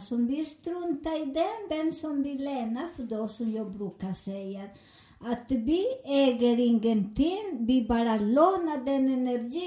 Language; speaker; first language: Swedish; non-native, fluent; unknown